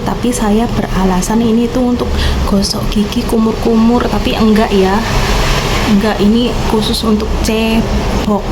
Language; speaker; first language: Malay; non-native, local second language; Javanese